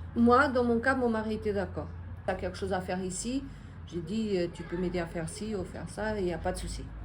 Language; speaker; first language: French; non-native, fluent; Portuguese